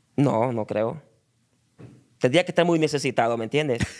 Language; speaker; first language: Spanish; native; Spanish